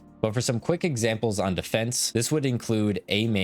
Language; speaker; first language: English; native; English